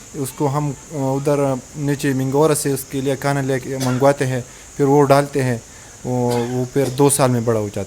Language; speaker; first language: Hindi; non-native, local second language; Pashto